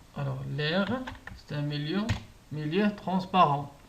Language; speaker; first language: French; non-native, local second language; Arabic